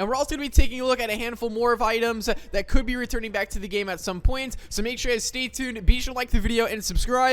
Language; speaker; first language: English; native; English